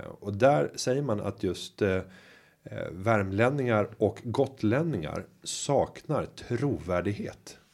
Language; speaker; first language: Swedish; native; Swedish